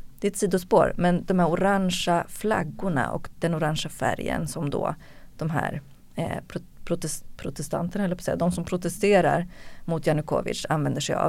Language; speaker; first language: Swedish; native; Swedish